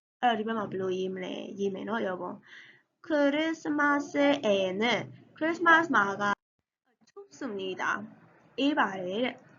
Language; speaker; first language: Korean; non-native, learner; Burmese